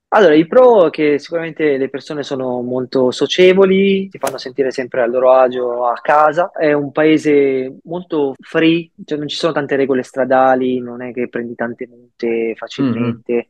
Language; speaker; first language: Italian; native; Italian